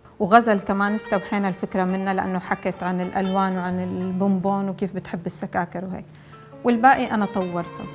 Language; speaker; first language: Arabic; native; Arabic